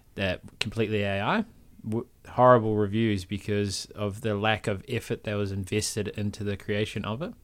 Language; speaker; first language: English; native; English